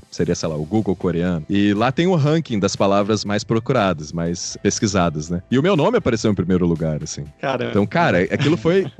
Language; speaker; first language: Portuguese; native; Portuguese